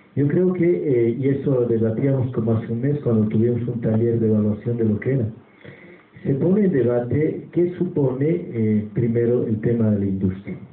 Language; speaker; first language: Spanish; native; Spanish